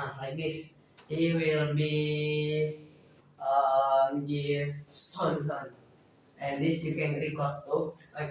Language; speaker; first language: English; non-native, learner; Indonesian